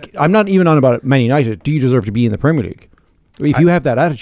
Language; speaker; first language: English; native; English